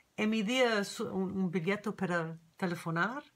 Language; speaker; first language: Spanish; non-native, learner; English